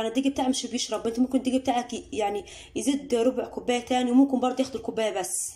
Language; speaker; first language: Arabic; native; Arabic